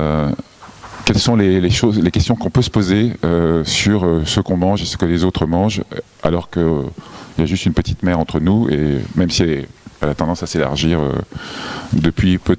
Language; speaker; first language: French; native; French